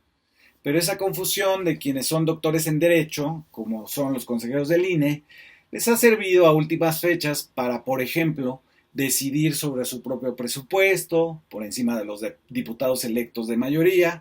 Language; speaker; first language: Spanish; native; Spanish